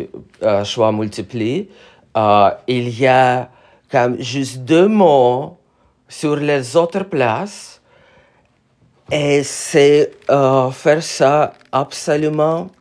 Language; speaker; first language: French; non-native, learner; Russian